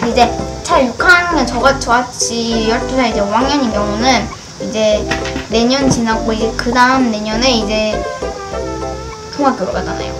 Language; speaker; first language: Korean; native; Korean